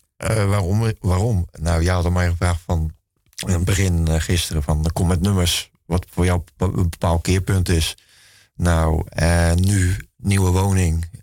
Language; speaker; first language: Dutch; native; Dutch